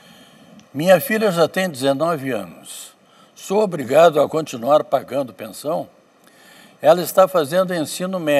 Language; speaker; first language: Portuguese; native; Portuguese